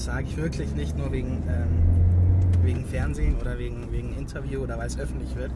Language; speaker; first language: German; early bilingual, other home language; Bosnian